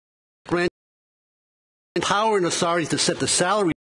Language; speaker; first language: English; native; English